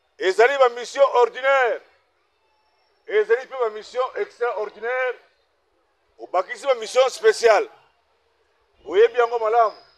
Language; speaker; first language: Lingala; non-native, local second language; Kongo